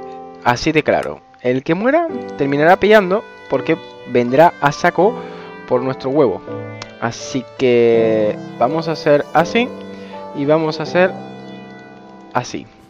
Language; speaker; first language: Spanish; native; Spanish